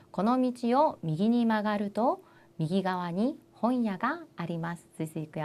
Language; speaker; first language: Japanese; non-native, learner; Korean